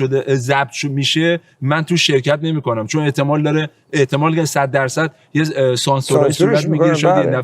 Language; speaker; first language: Persian; native; Persian